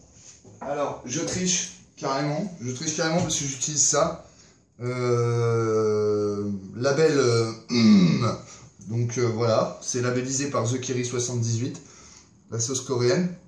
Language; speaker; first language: French; native; French